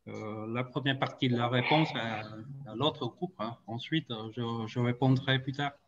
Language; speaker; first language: French; non-native, fluent; Vietnamese